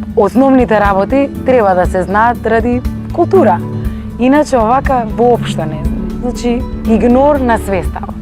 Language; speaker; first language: Macedonian; non-native, local second language; Albanian